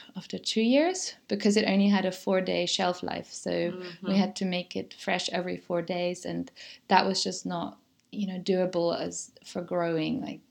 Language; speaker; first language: English; non-native, fluent; German